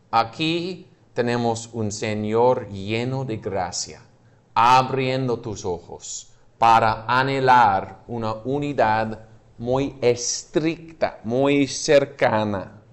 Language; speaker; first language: Spanish; non-native, fluent; English